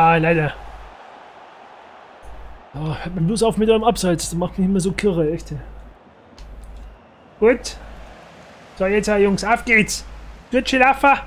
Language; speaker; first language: German; native; German